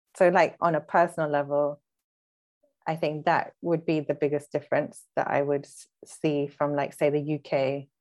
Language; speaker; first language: English; early bilingual, other home language; Hindi